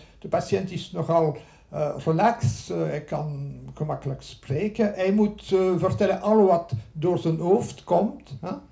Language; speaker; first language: Dutch; non-native, local second language; French